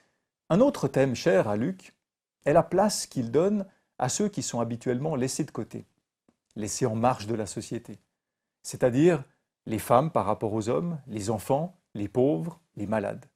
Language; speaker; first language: French; native; French